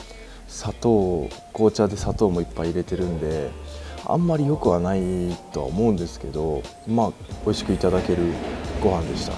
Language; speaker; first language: Japanese; native; Japanese